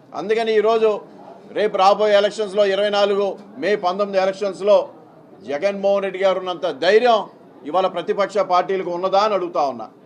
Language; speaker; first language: Telugu; native; Telugu